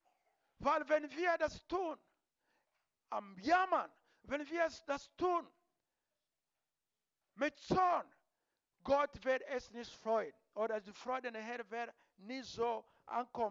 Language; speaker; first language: German; non-native, learner; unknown